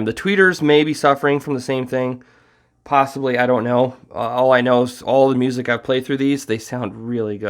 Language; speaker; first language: English; native; English